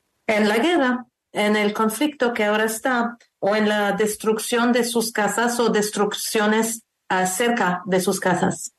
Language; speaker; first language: Spanish; non-native, learner; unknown